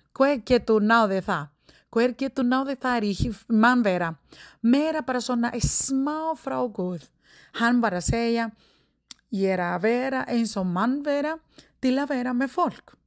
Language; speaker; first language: Icelandic; non-native, learner; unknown